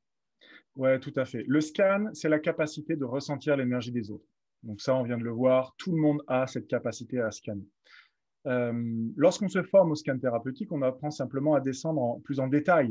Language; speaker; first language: French; native; French